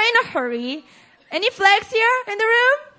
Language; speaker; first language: English; non-native, fluent; Korean